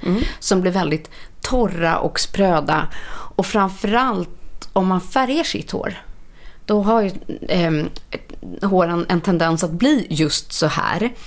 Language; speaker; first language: Swedish; native; Swedish